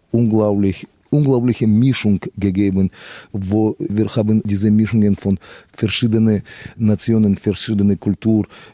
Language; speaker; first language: German; non-native, fluent; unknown